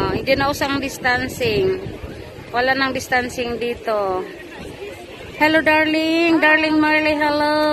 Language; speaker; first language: Filipino; non-native, local second language; Cebuano